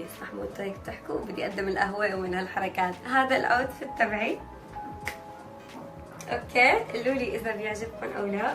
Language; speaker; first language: Arabic; native; Arabic